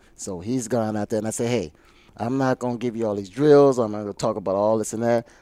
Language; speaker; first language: English; native; English